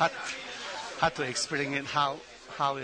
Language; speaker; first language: English; non-native, learner; Chinese